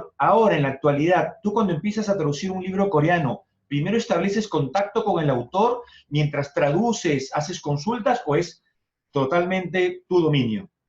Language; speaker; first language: Spanish; native; Spanish